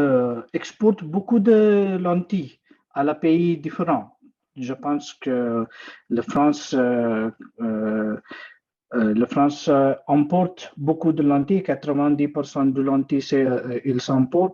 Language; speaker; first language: French; non-native, learner; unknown